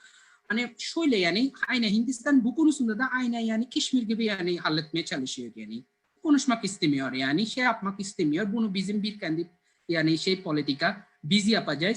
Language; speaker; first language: Turkish; non-native, learner; Bangla